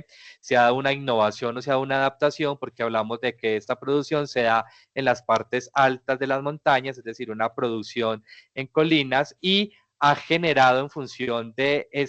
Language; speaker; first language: Spanish; native; Spanish